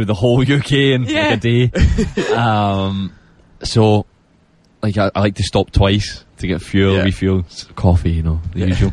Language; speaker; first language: English; native; English